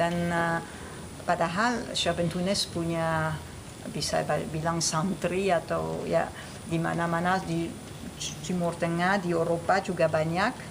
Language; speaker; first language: Indonesian; non-native, fluent; French